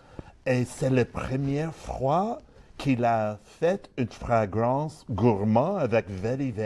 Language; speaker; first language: French; non-native, learner; English